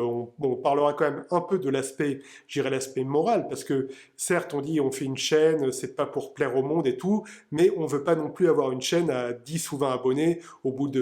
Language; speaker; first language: French; native; French